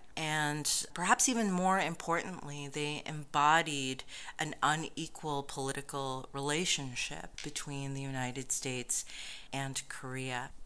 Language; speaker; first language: English; native; English